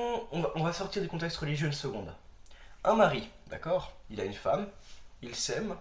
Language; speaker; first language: French; native; French